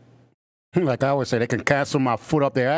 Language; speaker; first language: English; native; English